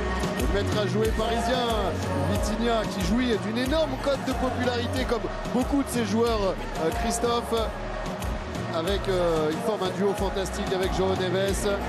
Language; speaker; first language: French; native; French